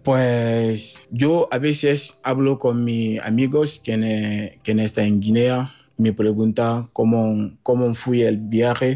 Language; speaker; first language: Spanish; non-native, learner; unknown